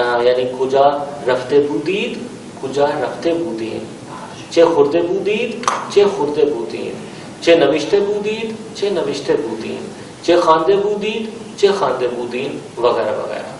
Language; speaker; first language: Persian; non-native, fluent; Urdu